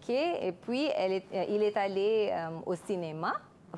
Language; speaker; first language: French; non-native, fluent; Malay